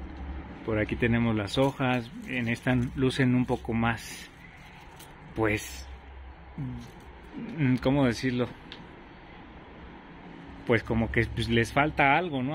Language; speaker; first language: Spanish; native; Spanish